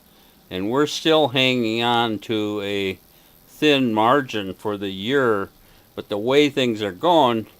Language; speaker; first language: English; native; English